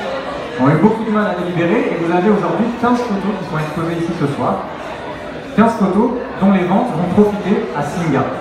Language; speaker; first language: French; native; French